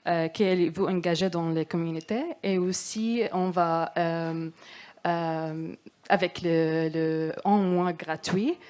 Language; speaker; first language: French; non-native, learner; Arabic